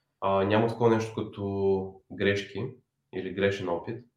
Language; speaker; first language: Bulgarian; native; Bulgarian